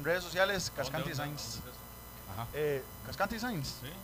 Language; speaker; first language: Spanish; native; Spanish